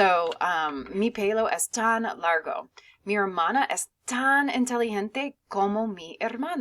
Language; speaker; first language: Spanish; non-native, fluent; English